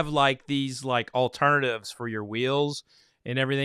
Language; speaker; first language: English; native; English